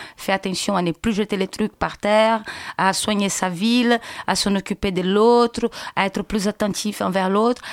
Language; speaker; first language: French; non-native, fluent; Portuguese